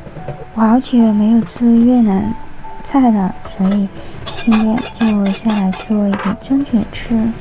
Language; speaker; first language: Chinese; non-native, learner; Vietnamese